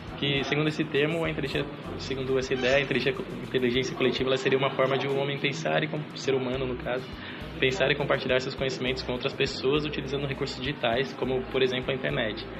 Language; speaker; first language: Portuguese; native; Portuguese